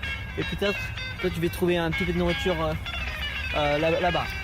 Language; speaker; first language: French; non-native, learner; English